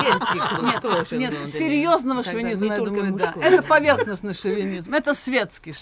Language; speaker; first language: Russian; non-native, learner; English